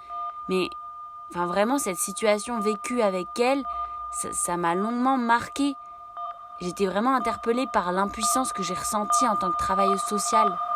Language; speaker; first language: French; native; French